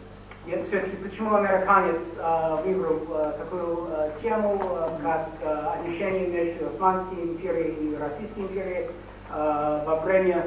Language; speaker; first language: Russian; non-native, fluent; English